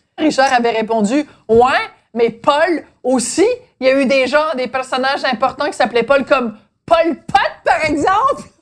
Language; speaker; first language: French; native; French